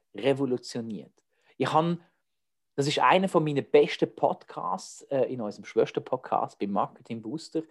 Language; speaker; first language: German; native; German